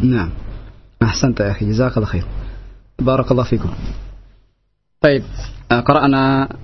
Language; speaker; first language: Arabic; non-native, learner; Indonesian